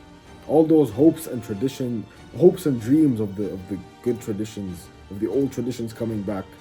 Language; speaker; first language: English; native; English